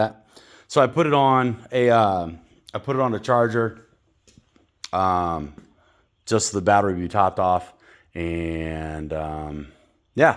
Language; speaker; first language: English; native; English